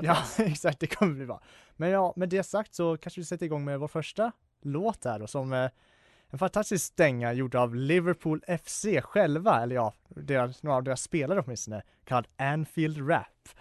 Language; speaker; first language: Swedish; native; Swedish